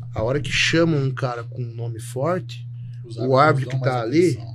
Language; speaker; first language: Portuguese; native; Portuguese